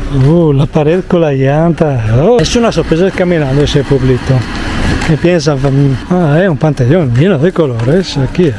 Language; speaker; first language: Spanish; non-native, fluent; Italian